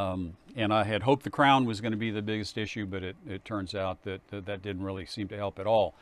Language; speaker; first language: English; native; English